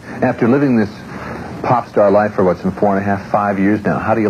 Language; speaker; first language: English; native; English